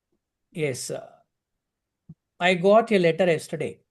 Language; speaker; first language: English; non-native, local second language; Telugu